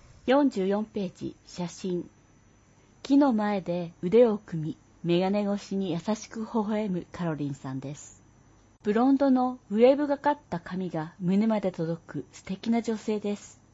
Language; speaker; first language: Japanese; native; Japanese